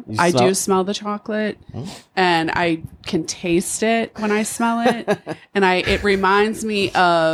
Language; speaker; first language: English; native; English